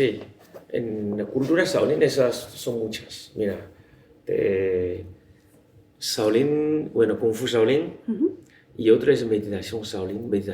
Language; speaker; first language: Spanish; non-native, learner; Chinese